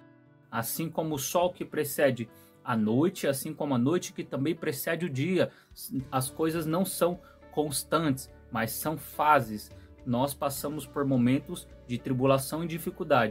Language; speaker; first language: Portuguese; native; Portuguese